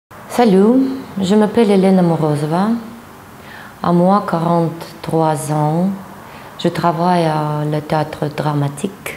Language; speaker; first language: French; non-native, learner; Russian